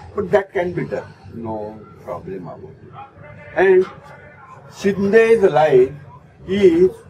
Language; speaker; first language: English; non-native, local second language; Marathi